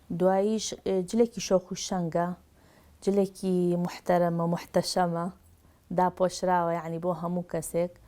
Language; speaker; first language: Central Kurdish; non-native, local second language; Gurani